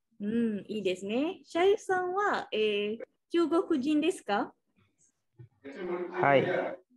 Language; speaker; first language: Japanese; non-native, fluent; Malay